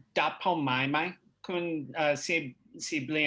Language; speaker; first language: Thai; non-native, learner; English